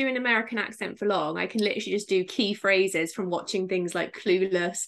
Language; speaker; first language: English; native; English